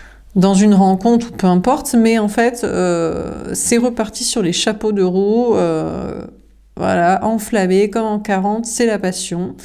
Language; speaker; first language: French; native; French